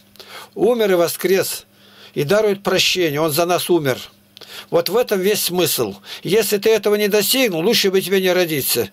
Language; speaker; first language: Russian; native; Russian